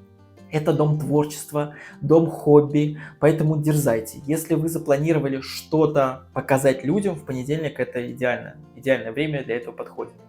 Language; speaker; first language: Russian; native; Russian